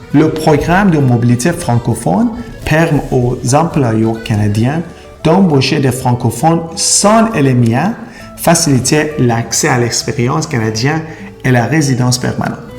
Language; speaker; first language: French; non-native, fluent; Persian